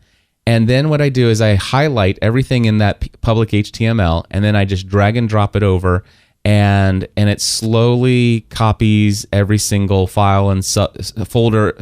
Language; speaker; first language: English; native; English